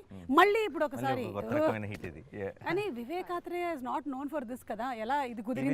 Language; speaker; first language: Telugu; native; Telugu